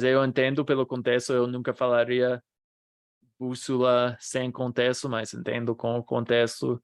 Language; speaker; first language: Portuguese; non-native, fluent; English